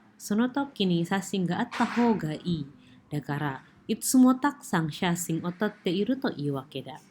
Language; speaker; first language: Japanese; non-native, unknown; Indonesian